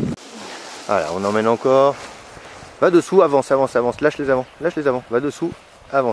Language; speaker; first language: French; native; French